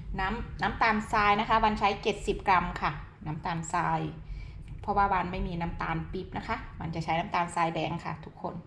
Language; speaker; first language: Thai; native; Thai